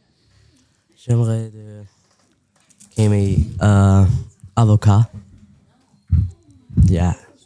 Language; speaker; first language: French; non-native, local second language; English